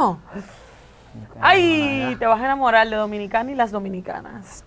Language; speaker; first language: Spanish; native; Spanish